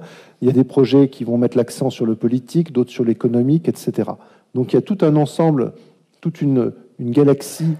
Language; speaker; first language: French; native; French